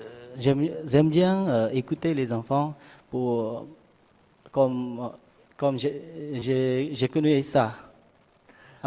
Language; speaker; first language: French; non-native, learner; Khmer